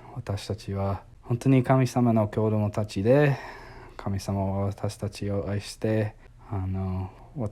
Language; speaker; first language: Japanese; non-native, learner; English